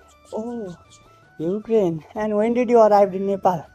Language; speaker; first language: English; non-native, learner; Nepali